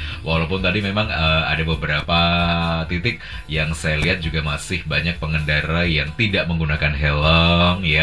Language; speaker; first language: Indonesian; native; Indonesian